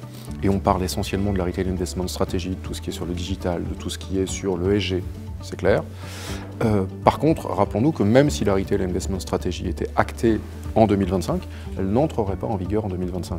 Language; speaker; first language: French; native; French